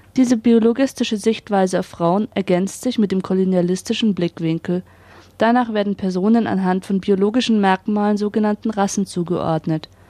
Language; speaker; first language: German; native; German